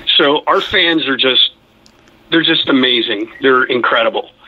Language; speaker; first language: English; native; English